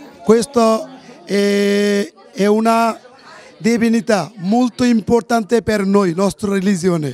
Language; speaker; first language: Italian; non-native, learner; Bangla